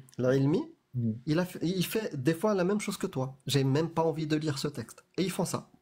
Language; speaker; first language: French; early bilingual, other home language; Arabic